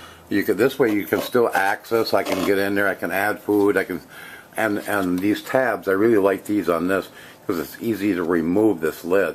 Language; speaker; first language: English; native; English